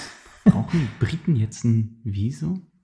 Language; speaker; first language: German; native; German